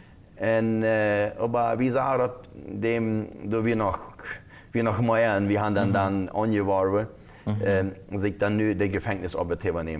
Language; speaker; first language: German; non-native, local second language; Plautdietsch